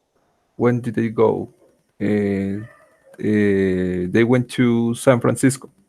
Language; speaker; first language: English; non-native, learner; Spanish